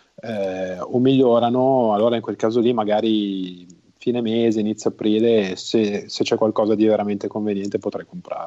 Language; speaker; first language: Italian; native; Italian